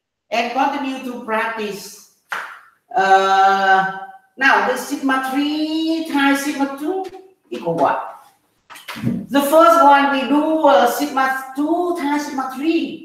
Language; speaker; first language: English; non-native, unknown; Vietnamese